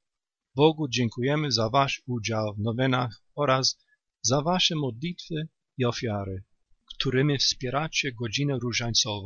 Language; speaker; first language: Polish; native; Polish